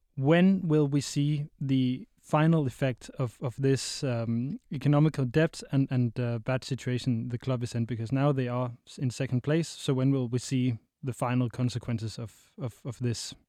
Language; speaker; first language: English; non-native, fluent; Danish